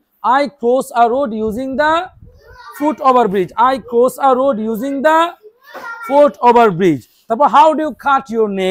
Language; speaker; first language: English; non-native, learner; Bangla